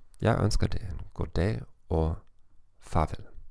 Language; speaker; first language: Danish; non-native, fluent; German